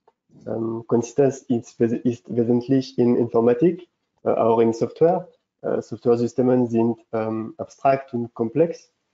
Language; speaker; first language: German; non-native, fluent; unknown